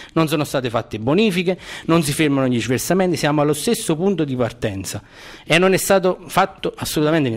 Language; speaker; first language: Italian; native; Italian